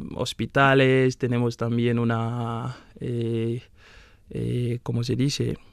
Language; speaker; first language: Spanish; non-native, fluent; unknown